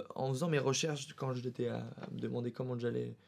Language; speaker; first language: French; native; French